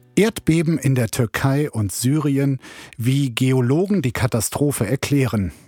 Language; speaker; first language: German; native; German